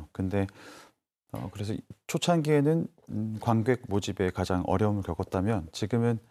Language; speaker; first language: Korean; native; Korean